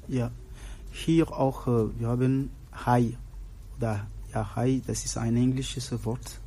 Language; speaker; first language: German; non-native, fluent; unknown